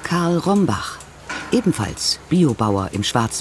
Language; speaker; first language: German; native; German